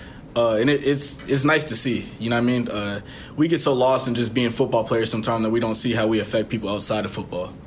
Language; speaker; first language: English; native; English